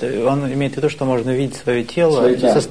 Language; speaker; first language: Russian; non-native, learner; Chinese